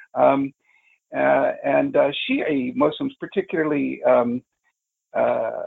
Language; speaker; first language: English; native; English